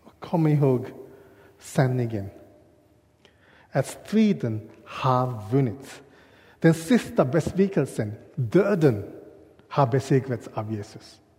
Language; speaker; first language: Swedish; non-native, learner; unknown